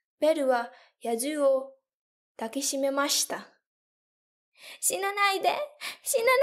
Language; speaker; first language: Japanese; non-native, fluent; English